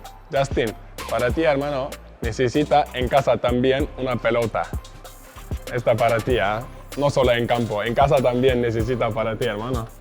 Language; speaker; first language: Spanish; non-native, learner; Turkish